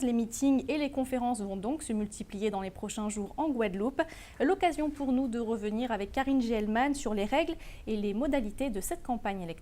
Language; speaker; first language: French; native; French